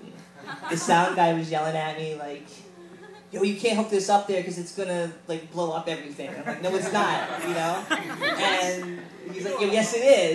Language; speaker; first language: English; native; English